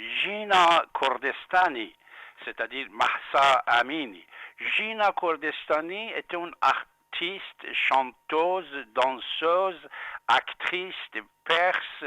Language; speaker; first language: French; non-native, fluent; Persian